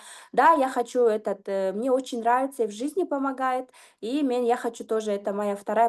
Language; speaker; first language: Russian; non-native, local second language; Kyrgyz